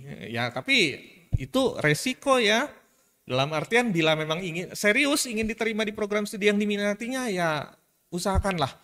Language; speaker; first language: Indonesian; native; Indonesian